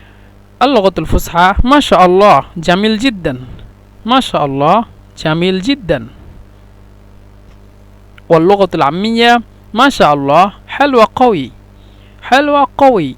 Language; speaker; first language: Arabic; non-native, fluent; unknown